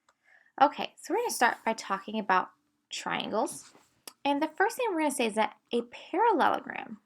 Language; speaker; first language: English; native; English